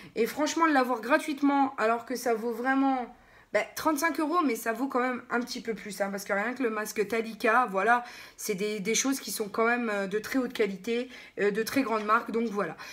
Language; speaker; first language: French; native; French